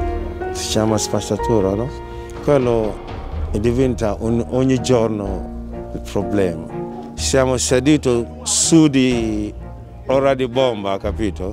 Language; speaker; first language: Italian; non-native, learner; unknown